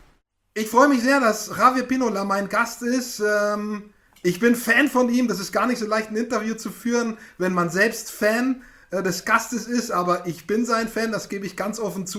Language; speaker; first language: German; native; German